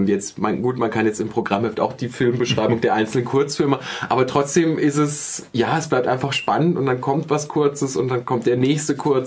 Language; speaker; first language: German; native; German